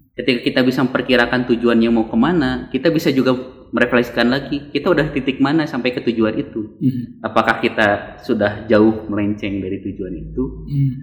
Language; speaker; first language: Indonesian; native; Indonesian